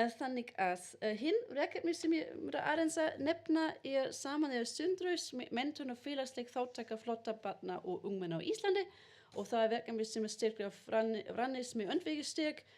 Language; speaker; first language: Icelandic; non-native, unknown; German